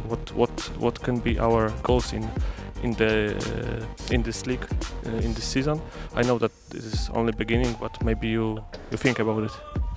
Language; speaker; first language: English; non-native, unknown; Polish